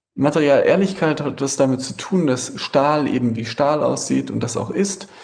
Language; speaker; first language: German; native; German